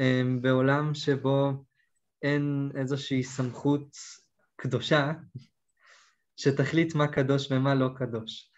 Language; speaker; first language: Hebrew; native; Hebrew